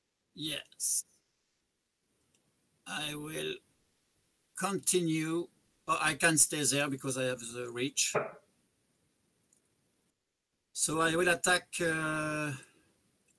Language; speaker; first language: English; non-native, fluent; French